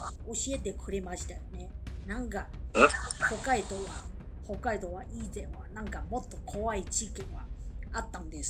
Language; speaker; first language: Japanese; non-native, learner; Chinese